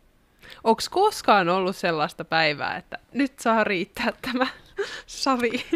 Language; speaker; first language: Finnish; native; Finnish